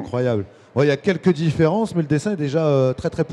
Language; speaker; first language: French; native; French